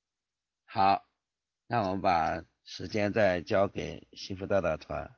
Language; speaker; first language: Chinese; native; Chinese